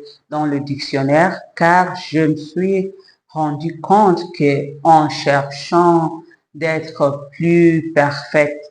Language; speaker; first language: French; non-native, learner; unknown